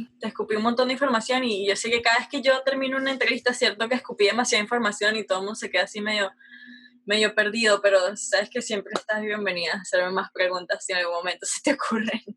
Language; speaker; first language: Spanish; native; Spanish